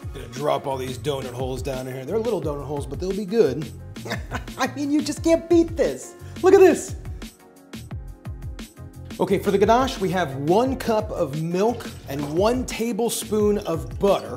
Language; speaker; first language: English; native; English